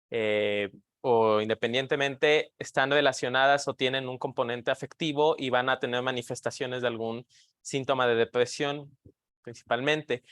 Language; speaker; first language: Spanish; native; Spanish